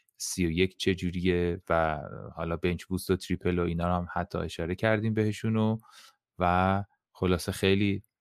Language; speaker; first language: Persian; native; Persian